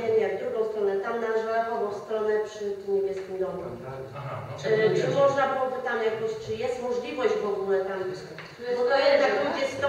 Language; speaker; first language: Polish; native; Polish